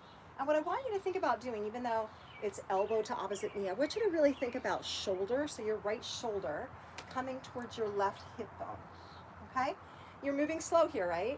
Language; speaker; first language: English; native; English